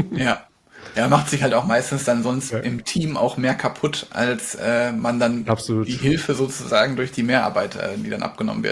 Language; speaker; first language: German; native; German